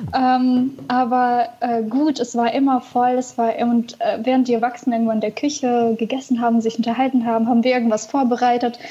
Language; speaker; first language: German; early bilingual, other home language; Russian